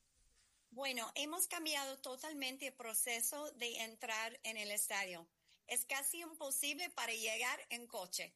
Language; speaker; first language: Spanish; non-native, learner; English